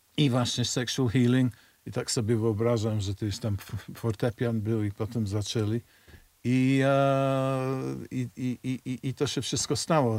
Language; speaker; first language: Polish; non-native, fluent; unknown